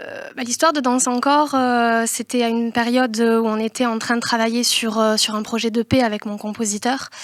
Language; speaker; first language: French; native; French